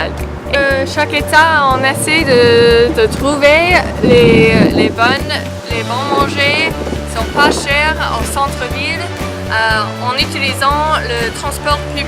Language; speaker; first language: French; non-native, learner; English